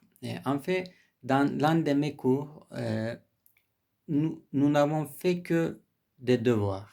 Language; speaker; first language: French; non-native, learner; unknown